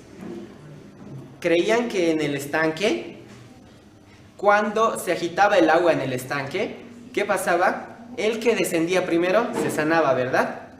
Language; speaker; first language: Spanish; native; Spanish